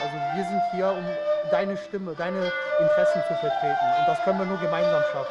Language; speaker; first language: German; early bilingual, other home language; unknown